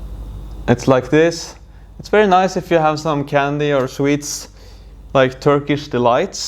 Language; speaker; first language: English; non-native, fluent; Norwegian